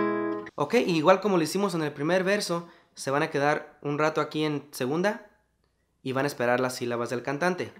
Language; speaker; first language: Spanish; native; Spanish